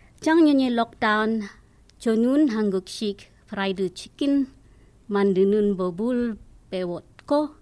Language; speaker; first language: Korean; non-native, learner; English